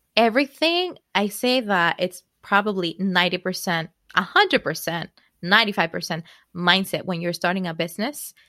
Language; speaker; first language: English; non-native, fluent; Spanish